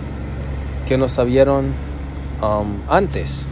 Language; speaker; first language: Spanish; non-native, learner; English